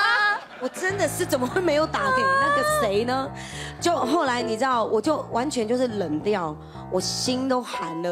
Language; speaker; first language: Chinese; native; Chinese